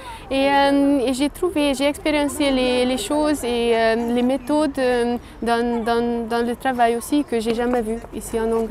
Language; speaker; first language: French; non-native, fluent; Hungarian